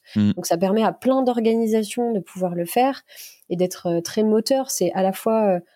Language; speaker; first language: French; native; French